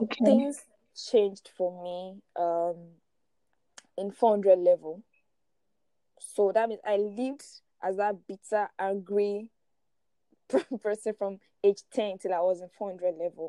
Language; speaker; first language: English; non-native, local second language; Yoruba